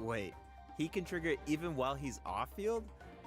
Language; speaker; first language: English; native; English